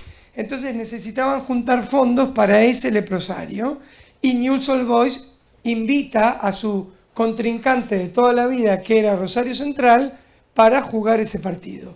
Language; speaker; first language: Spanish; native; Spanish